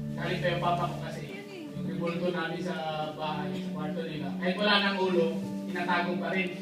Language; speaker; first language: Filipino; native; Filipino